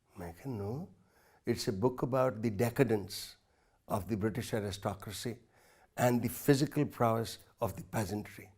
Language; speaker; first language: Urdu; non-native, local second language; Punjabi